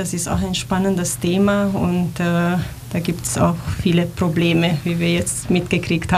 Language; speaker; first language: German; non-native, fluent; Romanian